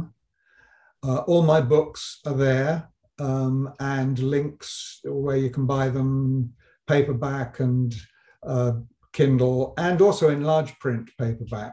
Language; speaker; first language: English; native; English